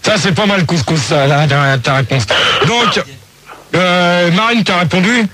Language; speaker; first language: French; native; French